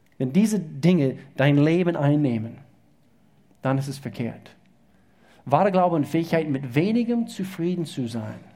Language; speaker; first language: German; non-native, fluent; English